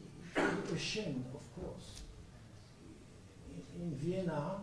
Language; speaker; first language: English; non-native, learner; French